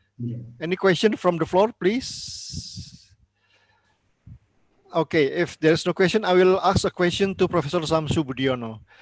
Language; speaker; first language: English; non-native, learner; Indonesian